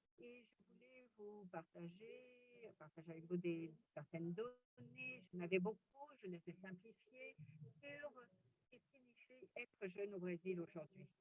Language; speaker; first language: French; non-native, fluent; Spanish